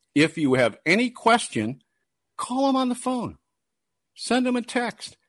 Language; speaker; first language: English; native; English